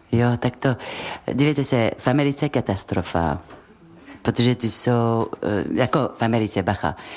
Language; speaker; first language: Czech; non-native, fluent; French